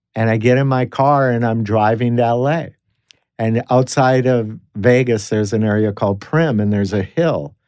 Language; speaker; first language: English; native; English